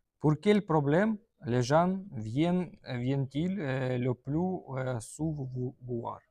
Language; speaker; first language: French; non-native, learner; Russian